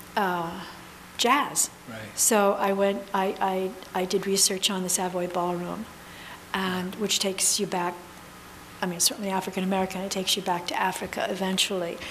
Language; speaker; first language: English; native; English